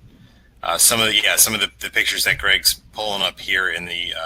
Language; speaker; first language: English; native; English